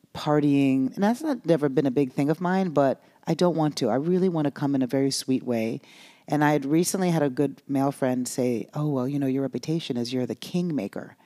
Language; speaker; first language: English; native; English